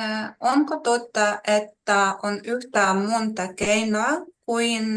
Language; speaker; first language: Finnish; non-native, learner; Russian